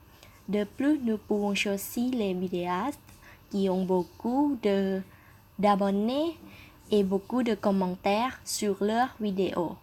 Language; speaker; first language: French; non-native, fluent; Thai